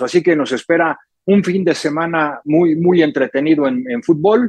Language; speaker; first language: Spanish; native; Spanish